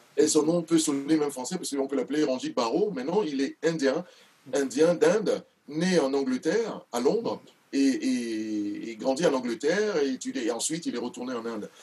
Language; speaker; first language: French; non-native, local second language; Duala